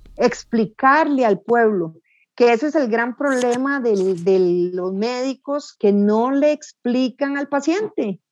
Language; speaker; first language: Spanish; native; Spanish